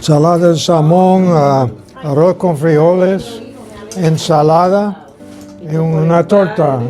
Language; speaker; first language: Spanish; non-native, fluent; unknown